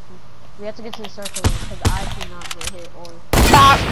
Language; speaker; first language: English; native; English